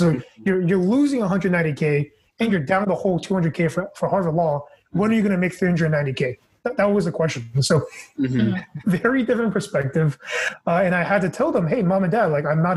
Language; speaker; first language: English; native; English